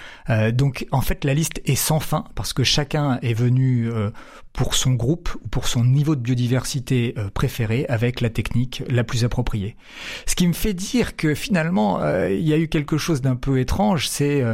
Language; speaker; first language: French; native; French